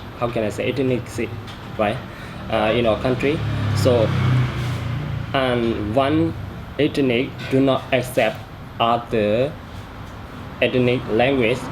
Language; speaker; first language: English; non-native, learner; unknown